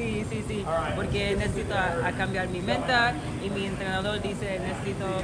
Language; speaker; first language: Spanish; non-native, learner; English